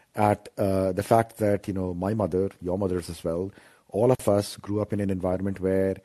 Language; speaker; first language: English; non-native, local second language; Hindi